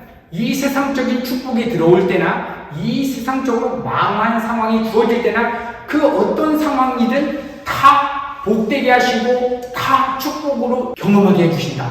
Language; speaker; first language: Korean; native; Korean